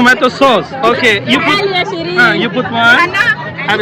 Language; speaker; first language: English; non-native, learner; Urdu